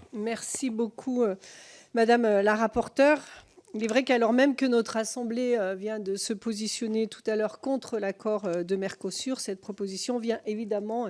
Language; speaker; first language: French; native; French